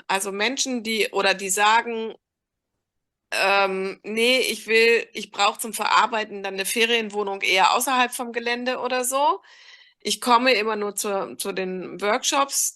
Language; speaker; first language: German; native; German